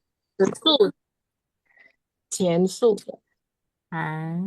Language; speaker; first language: Chinese; non-native, learner; Indonesian